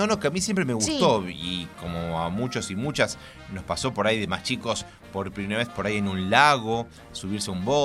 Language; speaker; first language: Spanish; native; Spanish